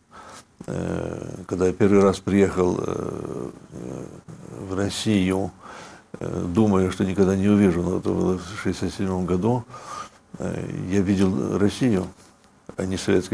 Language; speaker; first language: Russian; early bilingual, heritage; Russian